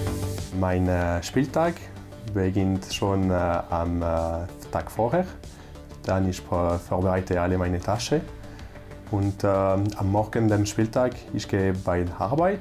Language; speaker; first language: German; non-native, local second language; French